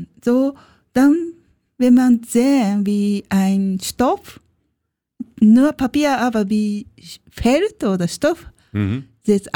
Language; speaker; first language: German; non-native, learner; Japanese